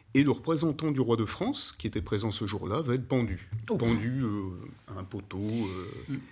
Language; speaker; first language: French; native; French